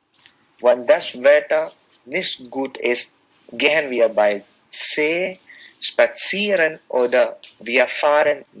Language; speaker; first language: German; non-native, learner; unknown